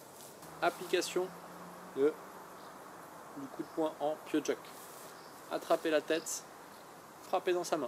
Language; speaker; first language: French; native; French